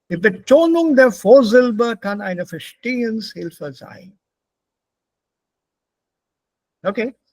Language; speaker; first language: German; non-native, fluent; Hindi